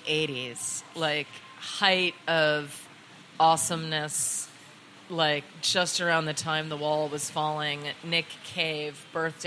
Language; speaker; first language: English; native; English